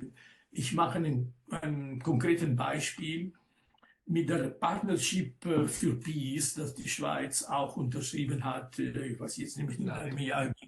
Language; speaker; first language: German; non-native, local second language; Italian